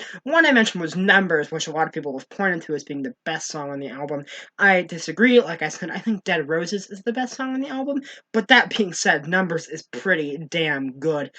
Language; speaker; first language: English; native; English